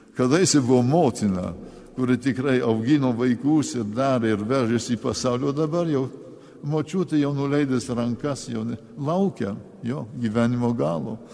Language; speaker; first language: Lithuanian; early bilingual, heritage; Lithuanian